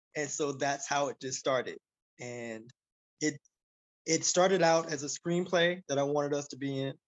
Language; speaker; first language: English; native; English